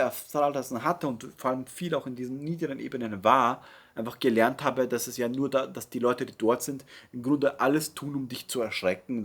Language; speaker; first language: German; native; German